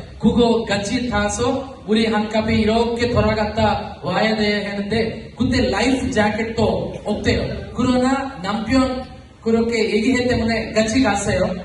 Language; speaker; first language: Korean; non-native, learner; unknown